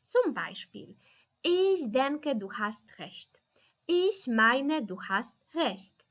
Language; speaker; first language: German; non-native, fluent; Polish